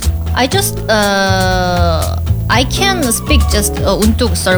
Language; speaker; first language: English; non-native, learner; Korean